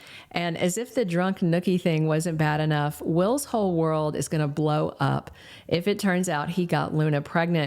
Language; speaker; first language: English; native; English